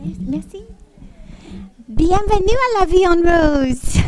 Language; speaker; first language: French; non-native, learner; English